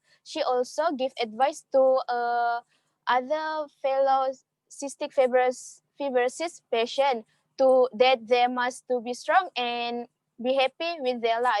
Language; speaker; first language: English; non-native, learner; Malay